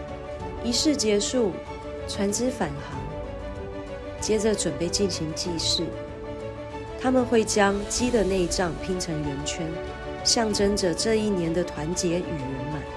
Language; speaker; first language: Chinese; native; Chinese